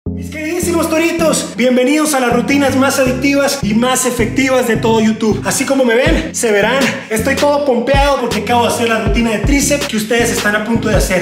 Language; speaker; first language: Spanish; native; Spanish